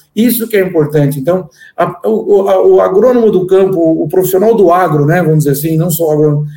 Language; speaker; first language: Portuguese; native; Portuguese